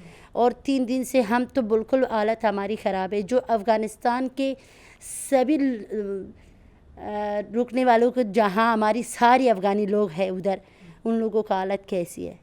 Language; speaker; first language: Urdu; non-native, learner; Persian